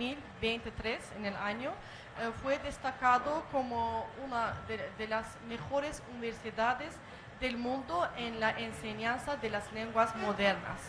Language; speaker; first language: Spanish; non-native, fluent; Azerbaijani